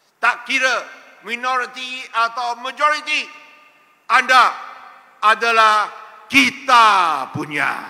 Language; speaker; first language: Malay; non-native, local second language; Chinese